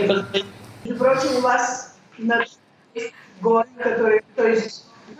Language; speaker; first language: Russian; early bilingual, heritage; Russian